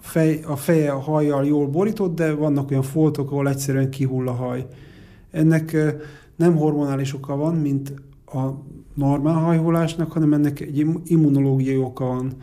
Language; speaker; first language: Hungarian; native; Hungarian